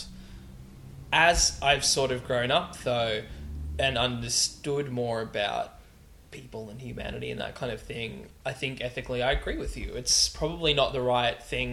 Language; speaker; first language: English; native; English